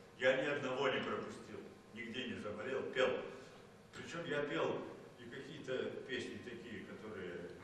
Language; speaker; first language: Russian; native; Russian